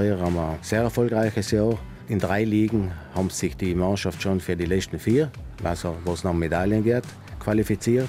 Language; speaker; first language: German; native; German